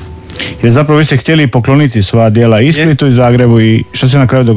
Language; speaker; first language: Serbian; native; Serbian